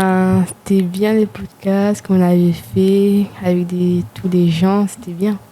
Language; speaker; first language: French; non-native, local second language; Réunion Creole French